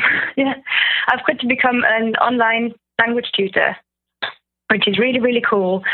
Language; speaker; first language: English; non-native, fluent; German